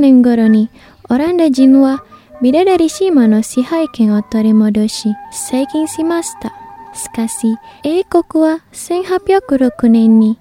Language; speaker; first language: Japanese; non-native, fluent; Indonesian